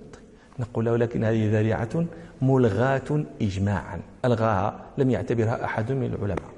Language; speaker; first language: Arabic; native; Arabic